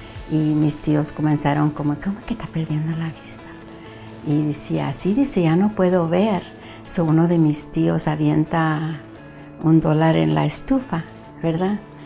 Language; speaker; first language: Spanish; early bilingual, heritage; Spanish